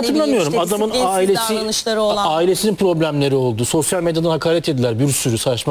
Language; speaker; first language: Turkish; native; Turkish